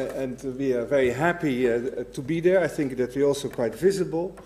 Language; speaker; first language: English; non-native, fluent; Dutch